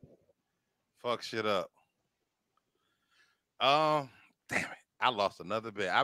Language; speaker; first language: English; native; English